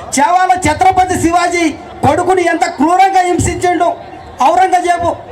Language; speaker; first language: Telugu; non-native, local second language; Koya